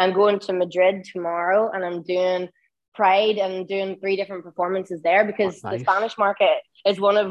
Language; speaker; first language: English; native; English